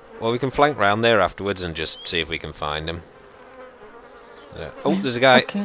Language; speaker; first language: English; native; English